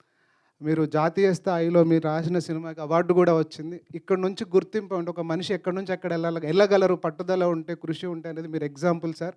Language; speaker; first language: Telugu; native; Telugu